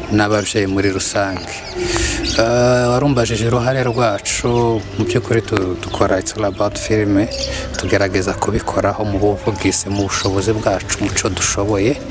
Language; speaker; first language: Kinyarwanda; native; Kinyarwanda